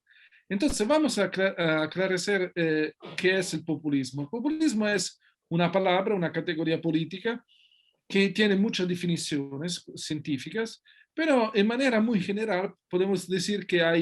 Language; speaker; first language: Spanish; non-native, fluent; Italian